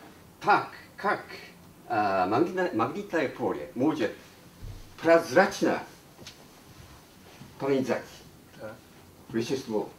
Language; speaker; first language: Russian; non-native, learner; Japanese